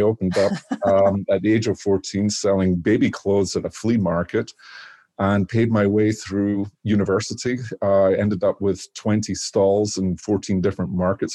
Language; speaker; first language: English; native; English